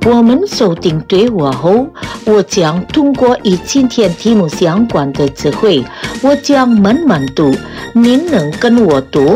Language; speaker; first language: Chinese; early bilingual, heritage; Chinese